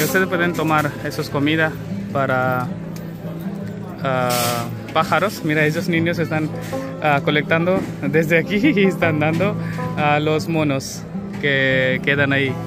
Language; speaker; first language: Spanish; non-native, learner; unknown